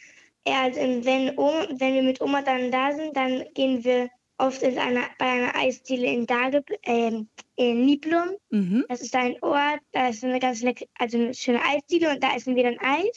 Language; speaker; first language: German; native; German